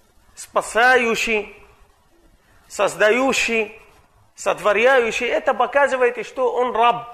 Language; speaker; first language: Russian; non-native, fluent; Arabic